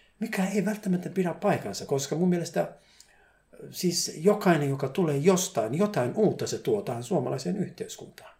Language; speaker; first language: Finnish; non-native, fluent; Somali